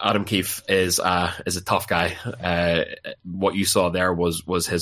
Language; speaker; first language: English; native; English